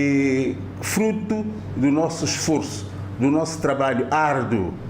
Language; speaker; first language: Portuguese; native; Portuguese